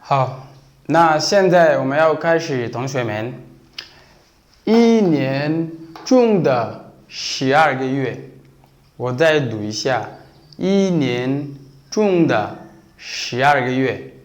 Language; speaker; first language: Chinese; non-native, fluent; Bambara